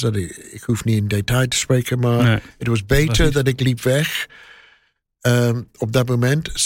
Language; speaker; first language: Dutch; non-native, learner; English